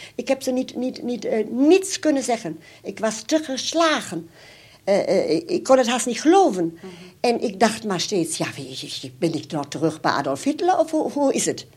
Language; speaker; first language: Dutch; non-native, fluent; German